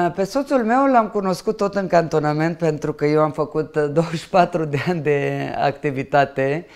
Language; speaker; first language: Romanian; non-native, local second language; Ukrainian